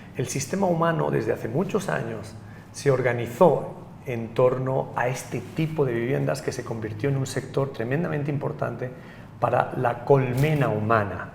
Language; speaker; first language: Spanish; native; Spanish